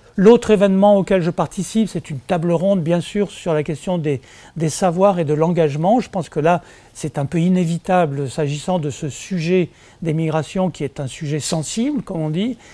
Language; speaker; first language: French; native; French